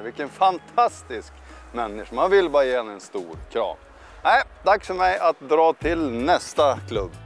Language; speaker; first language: Swedish; native; Swedish